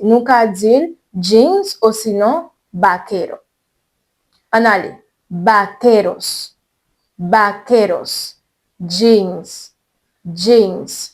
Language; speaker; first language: Spanish; non-native, learner; Haitian Creole